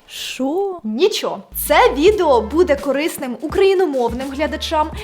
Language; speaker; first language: Ukrainian; non-native, local second language; Russian